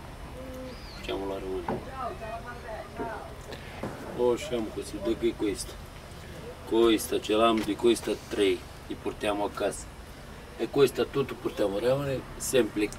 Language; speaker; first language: Italian; non-native, learner; Romanian